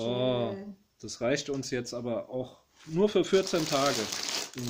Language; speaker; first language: German; native; German